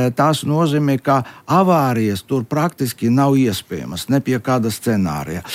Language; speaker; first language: Latvian; non-native, local second language; Russian